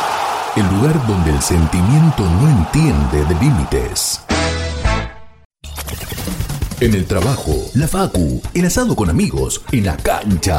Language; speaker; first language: Spanish; native; Spanish